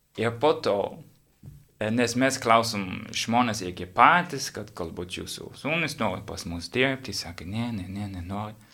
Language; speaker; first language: Lithuanian; non-native, learner; English